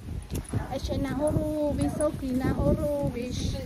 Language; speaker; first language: Czech; non-native, learner; Vietnamese